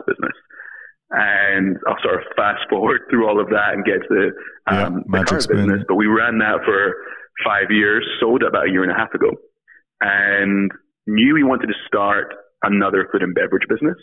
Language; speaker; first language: English; native; English